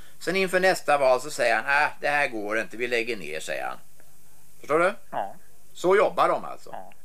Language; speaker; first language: Swedish; native; Swedish